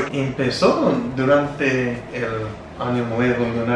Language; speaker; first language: Spanish; non-native, learner; English